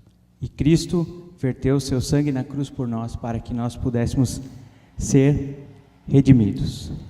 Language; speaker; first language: Portuguese; native; Portuguese